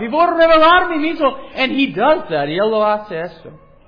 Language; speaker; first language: Spanish; non-native, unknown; English